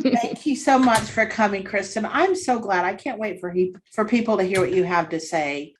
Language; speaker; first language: English; native; English